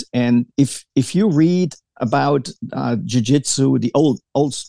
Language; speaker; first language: English; early bilingual, other home language; German